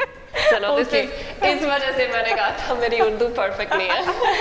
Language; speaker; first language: Hindi; non-native, learner; English